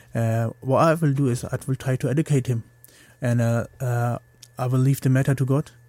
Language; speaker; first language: English; non-native, fluent; German